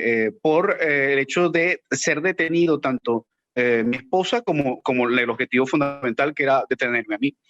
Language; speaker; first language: Spanish; native; Spanish